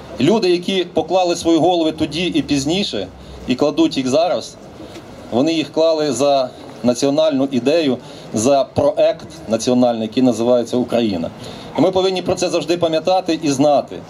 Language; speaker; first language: Ukrainian; native; Ukrainian